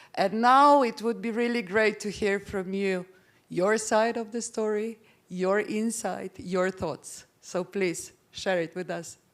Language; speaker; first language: English; non-native, fluent; Slovenian